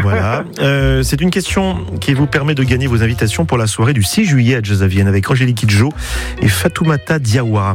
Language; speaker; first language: French; native; French